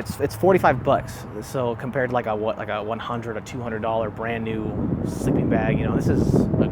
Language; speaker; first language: English; native; English